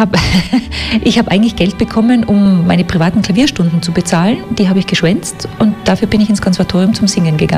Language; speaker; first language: German; native; German